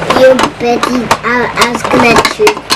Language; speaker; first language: English; native; English